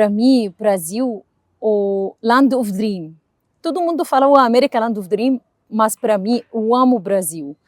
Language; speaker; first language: Portuguese; non-native, learner; Arabic